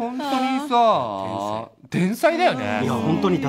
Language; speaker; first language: Japanese; native; Japanese